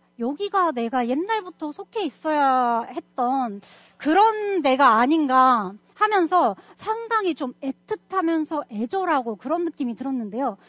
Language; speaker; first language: Korean; non-native, fluent; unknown